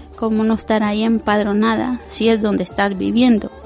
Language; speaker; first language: Spanish; native; Spanish